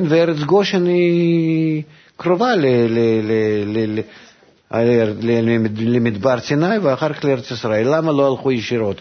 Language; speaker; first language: Hebrew; non-native, fluent; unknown